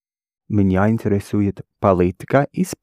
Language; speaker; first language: Russian; non-native, learner; English